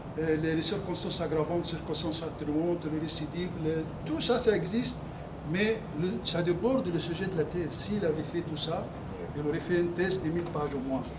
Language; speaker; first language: French; non-native, fluent; Arabic